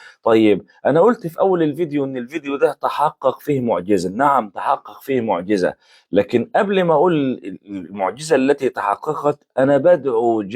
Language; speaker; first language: Arabic; native; Arabic